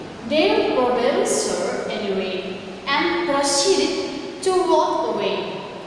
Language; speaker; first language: English; non-native, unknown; Indonesian